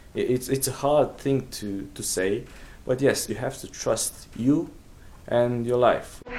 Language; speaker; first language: English; non-native, fluent; Romanian